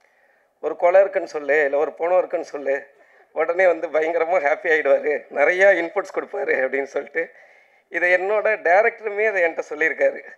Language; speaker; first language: Tamil; native; Tamil